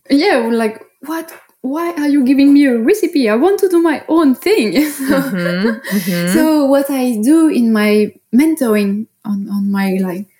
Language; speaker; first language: English; non-native, fluent; French